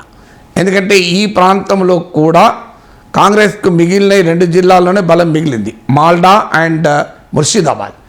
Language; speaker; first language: Telugu; native; Telugu